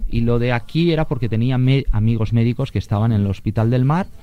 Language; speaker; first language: Spanish; native; Spanish